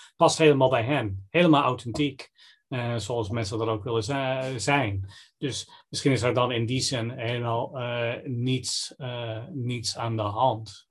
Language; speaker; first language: Dutch; non-native, fluent; English